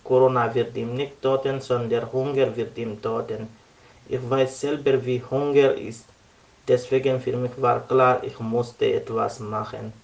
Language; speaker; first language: German; non-native, learner; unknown